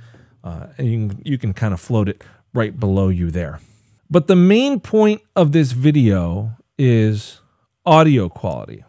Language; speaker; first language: English; native; English